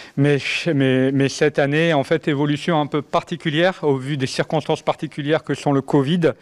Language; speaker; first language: French; native; French